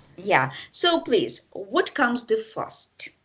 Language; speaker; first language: English; non-native, fluent; Russian